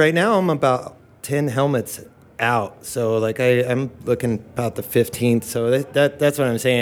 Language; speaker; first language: English; native; English